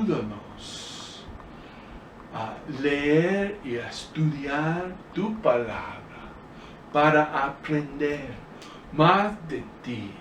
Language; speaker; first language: Spanish; non-native, fluent; English